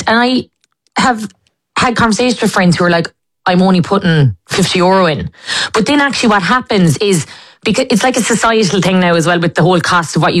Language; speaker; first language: English; native; English